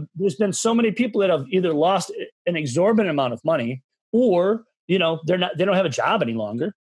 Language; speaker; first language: English; native; English